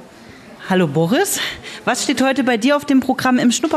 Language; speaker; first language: German; native; German